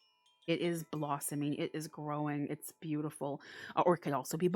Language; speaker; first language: English; native; English